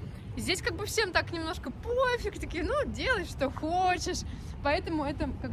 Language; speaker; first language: Russian; native; Russian